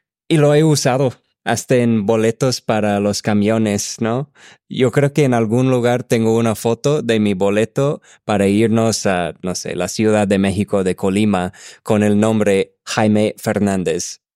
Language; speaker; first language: Spanish; non-native, fluent; English